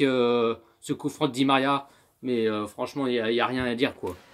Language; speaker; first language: French; native; French